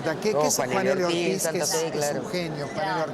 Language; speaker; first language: Spanish; native; Spanish